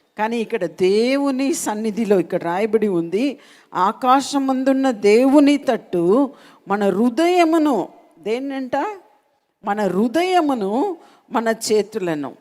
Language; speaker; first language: Telugu; non-native, local second language; Malayalam